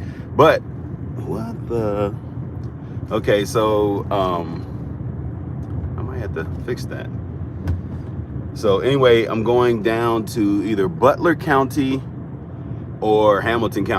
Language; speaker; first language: English; native; English